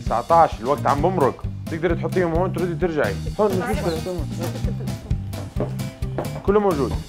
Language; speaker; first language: Arabic; native; Arabic